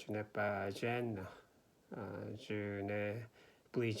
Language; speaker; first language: French; non-native, learner; Korean